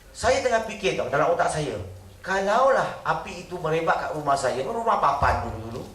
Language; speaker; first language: Malay; non-native, local second language; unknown